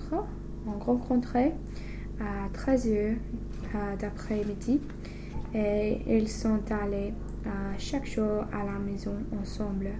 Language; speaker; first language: French; non-native, learner; English